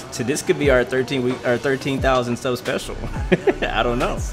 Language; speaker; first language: English; native; English